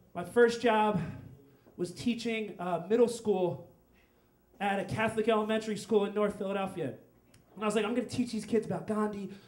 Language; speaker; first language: English; native; English